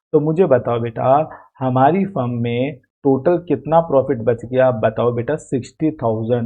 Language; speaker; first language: Hindi; native; Hindi